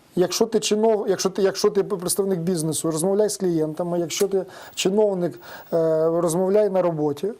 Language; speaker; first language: Ukrainian; native; Ukrainian